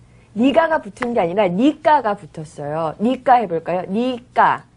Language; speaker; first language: Korean; native; Korean